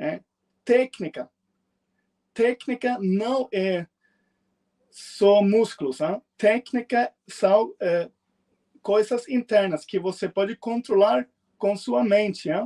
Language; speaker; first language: Portuguese; non-native, fluent; Swedish